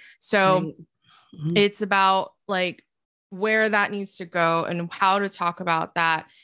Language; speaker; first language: English; early bilingual, other home language; Chinese